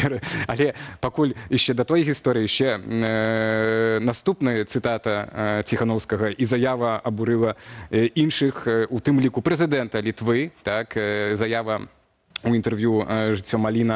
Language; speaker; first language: Belarusian; native; Belarusian